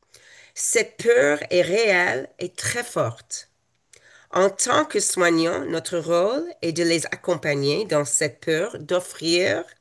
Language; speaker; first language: French; non-native, fluent; English